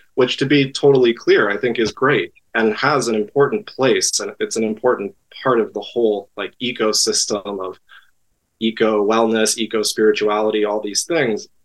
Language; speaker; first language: English; native; English